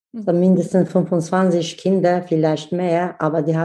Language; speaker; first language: German; non-native, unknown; Kurdish